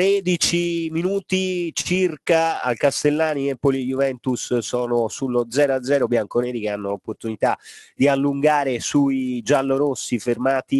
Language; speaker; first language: Italian; native; Italian